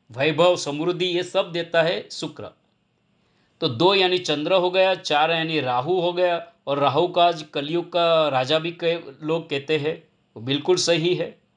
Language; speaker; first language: Hindi; non-native, local second language; Gujarati